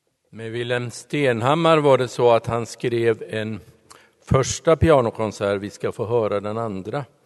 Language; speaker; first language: Swedish; native; Swedish